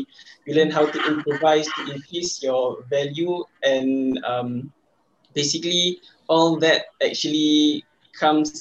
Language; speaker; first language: English; non-native, local second language; Malay